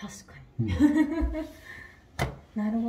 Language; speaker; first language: Japanese; native; Japanese